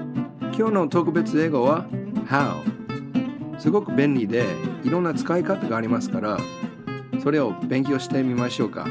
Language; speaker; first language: Japanese; non-native, fluent; English